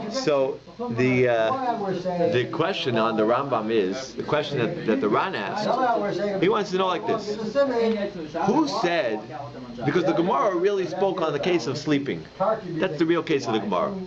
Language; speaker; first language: English; native; English